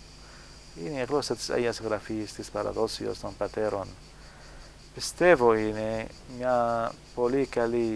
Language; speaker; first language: Greek; non-native, fluent; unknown